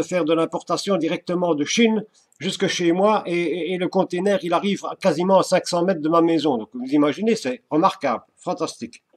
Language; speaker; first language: French; native; French